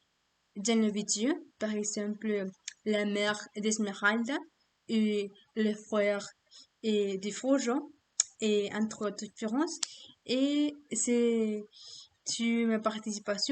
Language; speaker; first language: French; non-native, learner; Spanish